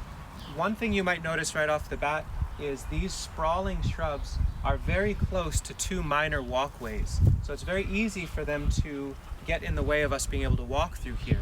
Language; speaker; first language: English; native; English